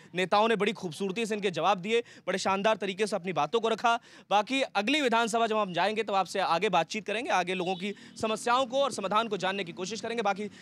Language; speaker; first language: Hindi; native; Hindi